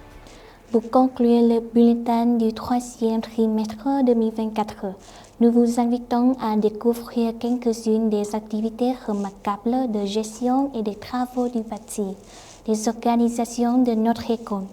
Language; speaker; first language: French; non-native, fluent; Vietnamese